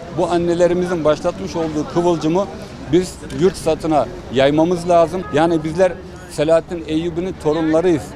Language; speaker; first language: Turkish; early bilingual, heritage; Turkish